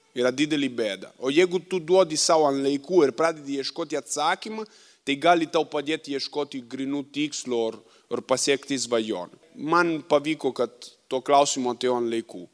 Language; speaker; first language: Lithuanian; non-native, fluent; Italian